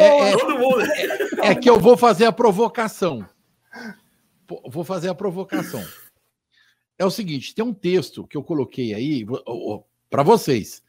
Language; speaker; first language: Portuguese; native; Portuguese